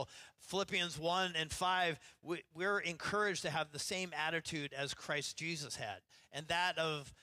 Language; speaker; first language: English; native; English